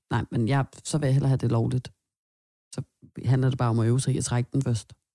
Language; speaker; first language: Danish; native; Danish